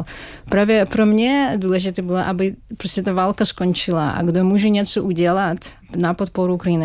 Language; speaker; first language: Czech; non-native, learner; Ukrainian